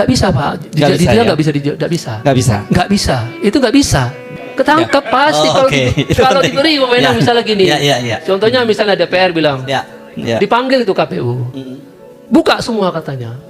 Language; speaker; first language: Indonesian; native; Indonesian